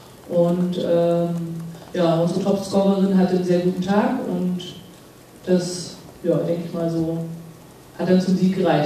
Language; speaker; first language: German; native; German